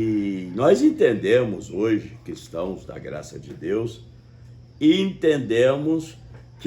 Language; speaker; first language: Portuguese; native; Portuguese